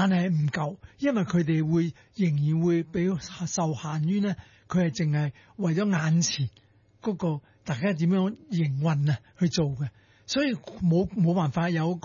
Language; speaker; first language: Cantonese; native; Cantonese